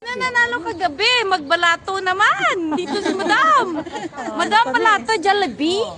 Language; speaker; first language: Filipino; non-native, local second language; Cebuano